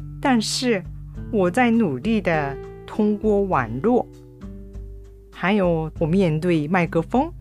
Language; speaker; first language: Chinese; non-native, fluent; Japanese